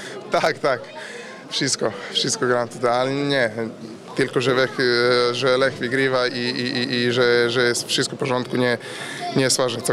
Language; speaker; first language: Polish; non-native, fluent; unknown